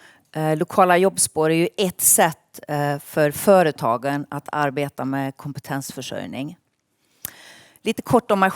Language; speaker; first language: Swedish; native; Swedish